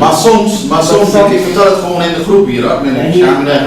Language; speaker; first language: Dutch; non-native, learner; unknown